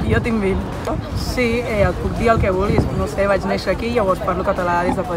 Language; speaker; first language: Catalan; early bilingual, other home language; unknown